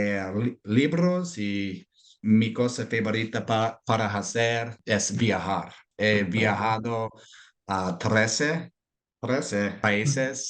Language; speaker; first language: Spanish; non-native, learner; English